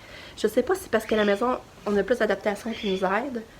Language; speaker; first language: French; native; French